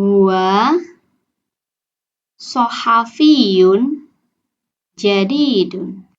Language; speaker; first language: Arabic; non-native, learner; Indonesian